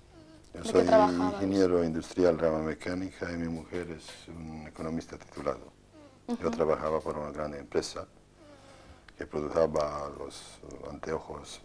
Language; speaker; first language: Spanish; non-native, fluent; Bosnian